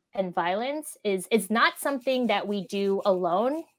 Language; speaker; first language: English; native; English